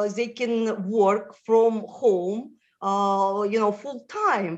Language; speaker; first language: English; non-native, fluent; Russian